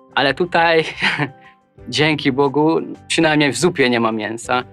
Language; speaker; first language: Polish; non-native, fluent; Hungarian